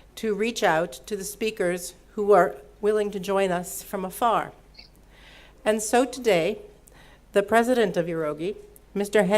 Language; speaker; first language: English; non-native, fluent; Latvian